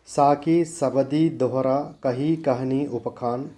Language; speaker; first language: Hindi; non-native, local second language; Telugu